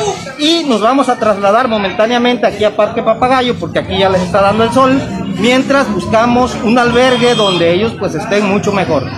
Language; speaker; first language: Spanish; native; Spanish